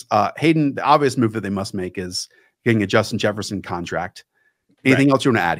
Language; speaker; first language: English; native; English